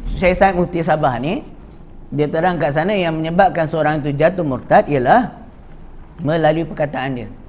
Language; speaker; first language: Malay; native; Malay